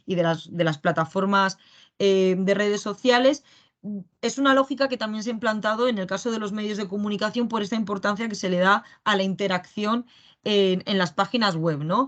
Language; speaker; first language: Spanish; native; Spanish